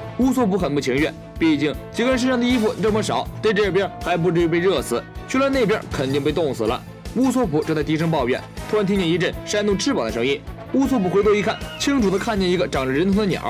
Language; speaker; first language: Chinese; native; Chinese